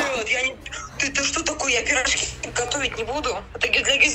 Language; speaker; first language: Russian; native; Russian